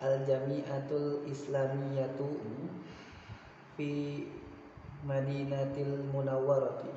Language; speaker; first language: Arabic; non-native, learner; Indonesian